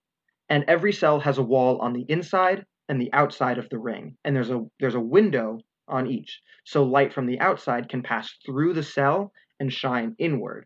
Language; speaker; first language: English; native; English